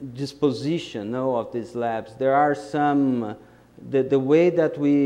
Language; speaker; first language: English; non-native, fluent; Portuguese